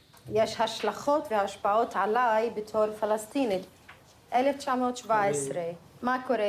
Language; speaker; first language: Hebrew; non-native, local second language; Arabic